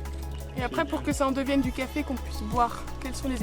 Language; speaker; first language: French; native; French